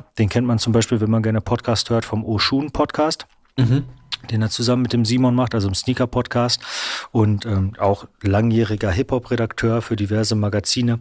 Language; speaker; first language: German; native; German